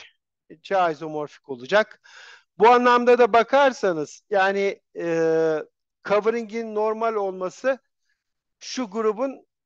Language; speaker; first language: Turkish; native; Turkish